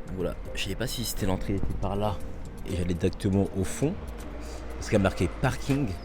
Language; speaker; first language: French; native; French